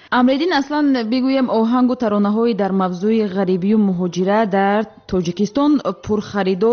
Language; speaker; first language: Tajik; native; Tajik